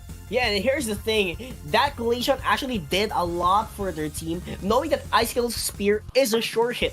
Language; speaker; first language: English; non-native, local second language; Filipino